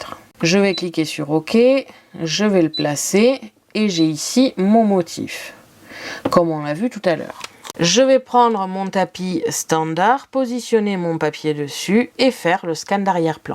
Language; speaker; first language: French; native; French